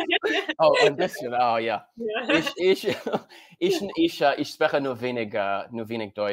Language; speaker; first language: German; non-native, learner; English